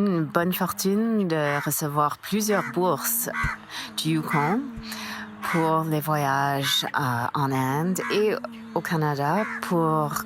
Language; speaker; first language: French; non-native, fluent; English